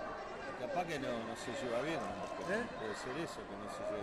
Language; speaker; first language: Spanish; native; Spanish